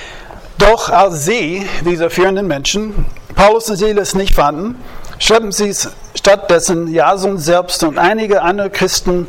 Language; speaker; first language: German; non-native, fluent; English